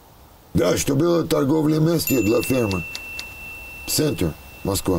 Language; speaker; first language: Russian; non-native, learner; English